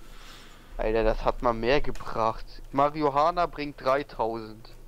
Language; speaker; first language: German; native; German